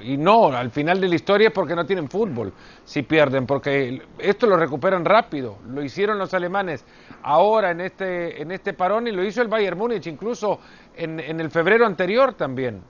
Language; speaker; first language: Spanish; native; Spanish